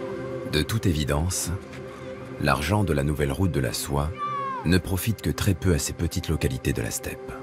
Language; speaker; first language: French; native; French